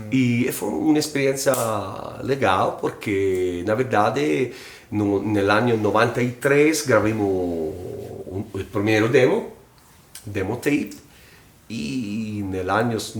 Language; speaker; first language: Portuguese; non-native, fluent; Italian